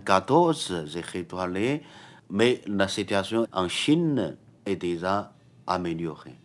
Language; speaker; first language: French; non-native, fluent; Chinese